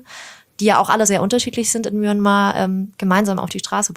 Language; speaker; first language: German; native; German